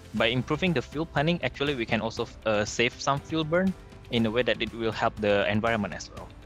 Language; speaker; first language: English; non-native, fluent; Indonesian